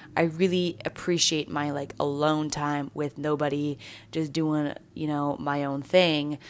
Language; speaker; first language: English; native; English